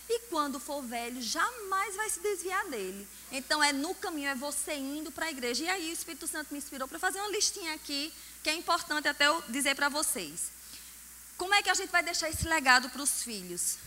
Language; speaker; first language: Portuguese; native; Portuguese